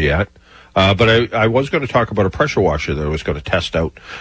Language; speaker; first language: English; native; English